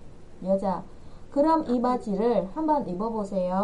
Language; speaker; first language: Korean; non-native, fluent; Vietnamese